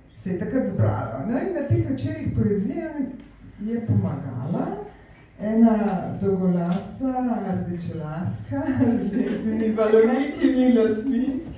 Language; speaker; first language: Slovenian; native; Slovenian